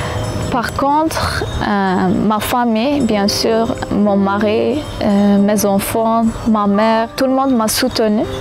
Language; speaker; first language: French; non-native, fluent; Kurdish